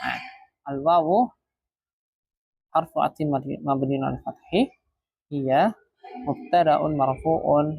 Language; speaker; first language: Arabic; non-native, fluent; Indonesian